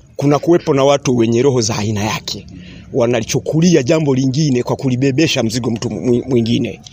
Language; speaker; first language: Swahili; non-native, local second language; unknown